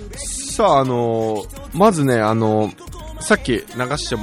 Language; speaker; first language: Japanese; native; Japanese